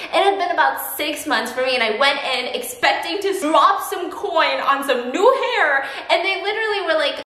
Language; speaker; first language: English; native; English